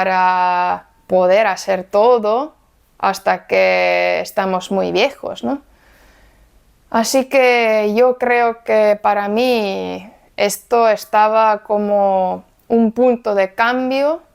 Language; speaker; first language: Spanish; non-native, fluent; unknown